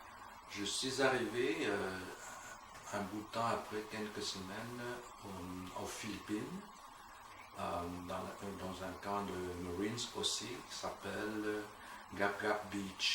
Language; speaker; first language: French; non-native, fluent; Vietnamese